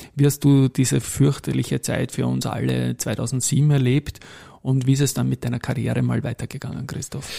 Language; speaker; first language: German; native; German